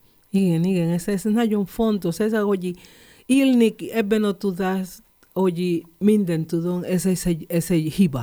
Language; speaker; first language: Hungarian; non-native, learner; Spanish